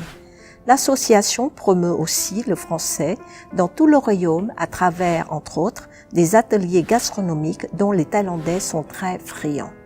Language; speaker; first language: French; non-native, fluent; Thai